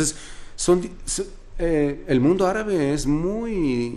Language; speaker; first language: Spanish; non-native, fluent; Arabic